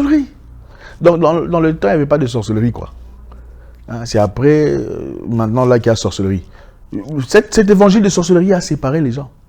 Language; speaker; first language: French; native; French